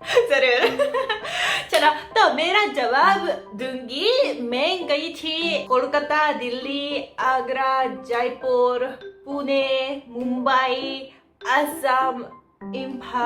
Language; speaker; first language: Hindi; non-native, fluent; Japanese